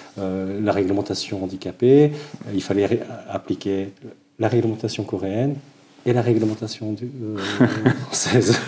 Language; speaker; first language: French; early bilingual, other home language; Korean